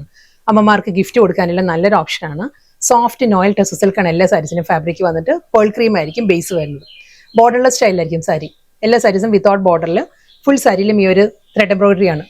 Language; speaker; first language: Malayalam; native; Malayalam